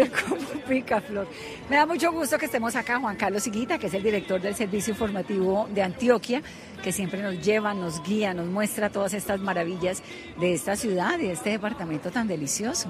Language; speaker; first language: Spanish; native; Spanish